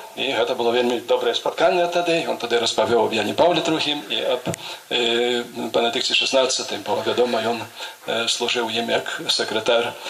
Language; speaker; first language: Belarusian; non-native, local second language; Polish